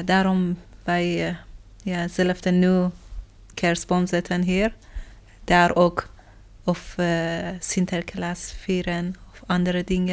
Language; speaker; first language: Dutch; non-native, learner; Persian